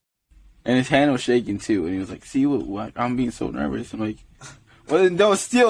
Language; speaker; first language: English; native; English